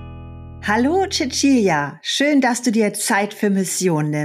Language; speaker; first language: German; native; German